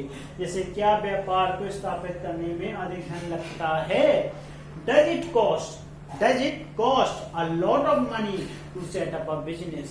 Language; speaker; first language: Hindi; native; Hindi